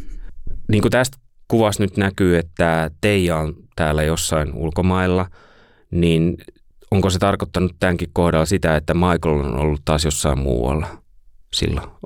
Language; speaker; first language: Finnish; native; Finnish